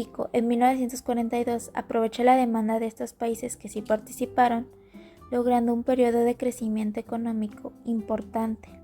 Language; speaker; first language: Spanish; native; Spanish